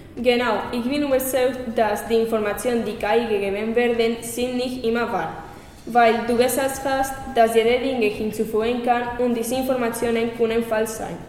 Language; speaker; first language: German; non-native, learner; Spanish